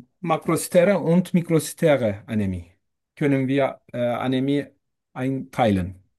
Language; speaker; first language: German; non-native, learner; Turkish